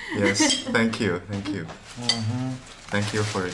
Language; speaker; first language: English; non-native, learner; Chinese